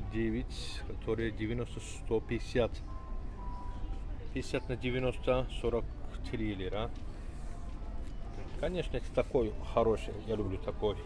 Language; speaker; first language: Russian; non-native, learner; Turkish